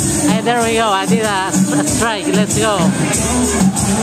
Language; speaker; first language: English; non-native, fluent; Spanish